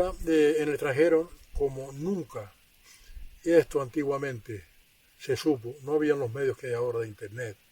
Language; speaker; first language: Spanish; native; Spanish